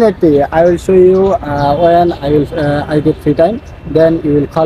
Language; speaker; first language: English; non-native, learner; Bangla